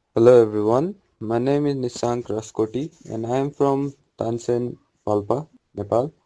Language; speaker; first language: English; non-native, local second language; Nepali